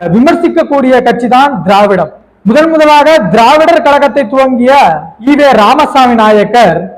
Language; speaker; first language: Tamil; non-native, local second language; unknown